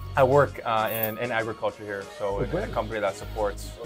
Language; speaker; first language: English; native; English